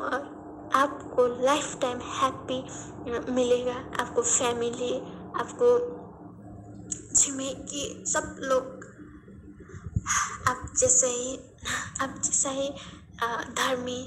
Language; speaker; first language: Hindi; non-native, learner; Nepali